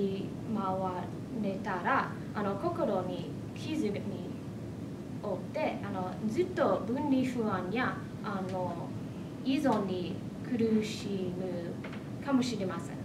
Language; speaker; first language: Japanese; non-native, fluent; English